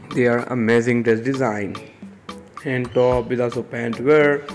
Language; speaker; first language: English; non-native, learner; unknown